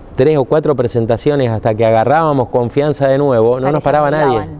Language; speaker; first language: Spanish; native; Spanish